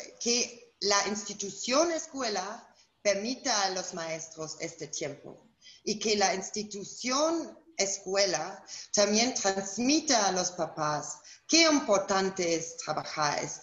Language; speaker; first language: Spanish; non-native, fluent; German